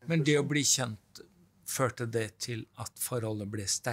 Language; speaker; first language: Norwegian; native; Norwegian